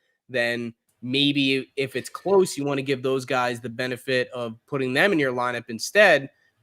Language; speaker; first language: English; native; English